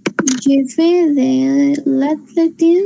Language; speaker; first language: French; non-native, learner; Spanish